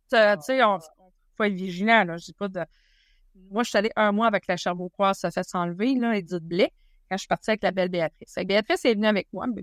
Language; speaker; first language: French; native; French